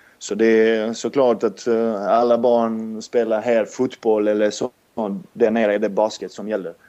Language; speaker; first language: Swedish; non-native, fluent; Serbian